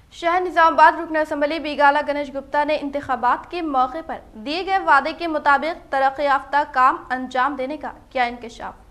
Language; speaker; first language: Urdu; native; Urdu